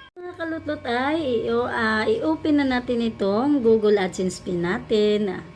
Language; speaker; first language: Filipino; native; Filipino